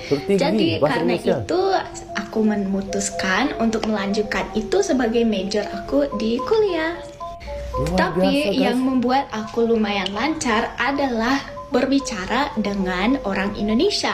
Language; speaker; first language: Indonesian; non-native, fluent; English